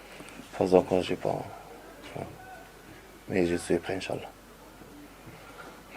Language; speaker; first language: French; non-native, learner; Arabic